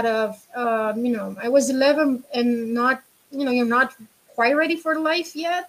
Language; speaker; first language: English; non-native, fluent; Romanian